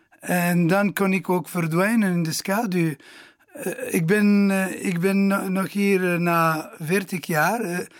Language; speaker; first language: Dutch; non-native, local second language; Italian